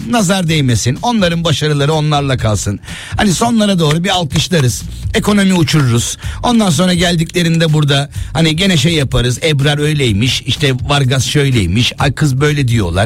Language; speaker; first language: Turkish; native; Turkish